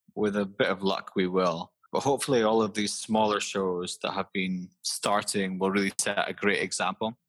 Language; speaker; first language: English; native; English